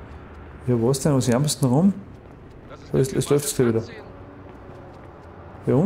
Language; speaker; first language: German; native; German